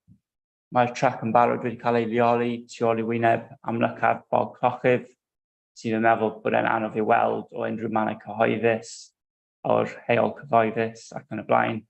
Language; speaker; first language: Welsh; non-native, local second language; English